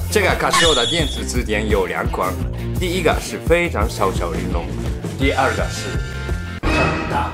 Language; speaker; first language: Chinese; non-native, fluent; Japanese